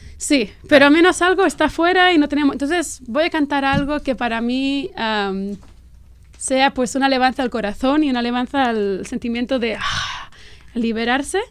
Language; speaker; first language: Spanish; non-native, local second language; Catalan